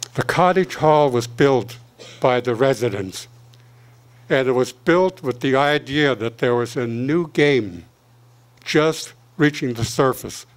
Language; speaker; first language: English; native; English